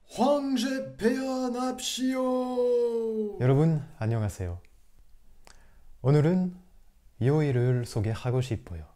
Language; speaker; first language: Korean; non-native, fluent; French